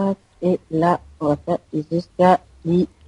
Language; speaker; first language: French; native; French